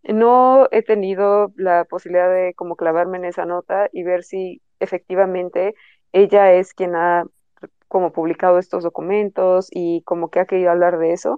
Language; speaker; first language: Spanish; native; Spanish